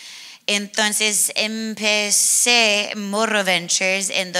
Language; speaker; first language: Spanish; non-native, learner; English